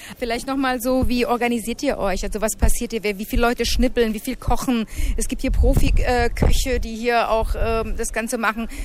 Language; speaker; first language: German; native; German